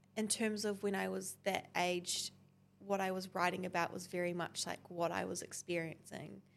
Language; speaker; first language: English; native; English